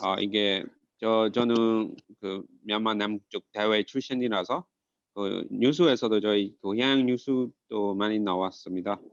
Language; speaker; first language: Korean; non-native, fluent; Burmese